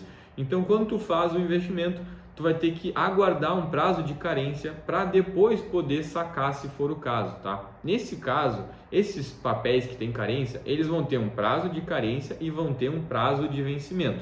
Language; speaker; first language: Portuguese; native; Portuguese